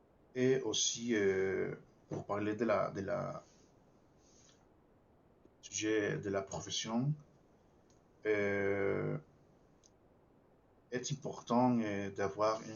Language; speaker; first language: French; non-native, fluent; Spanish